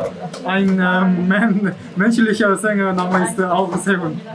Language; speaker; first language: German; non-native, learner; Korean